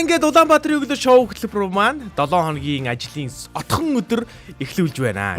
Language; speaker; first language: Mongolian; native; Mongolian